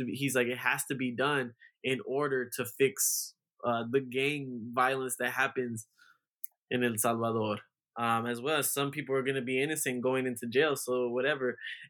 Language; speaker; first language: English; native; English